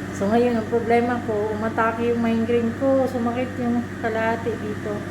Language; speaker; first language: Filipino; non-native, local second language; Cebuano